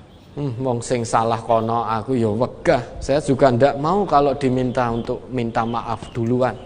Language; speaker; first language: Indonesian; non-native, local second language; Javanese